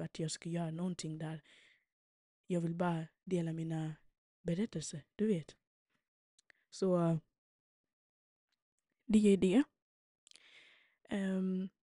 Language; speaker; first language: Swedish; early bilingual, other home language; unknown